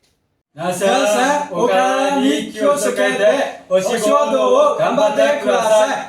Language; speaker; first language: Japanese; non-native, learner; Burmese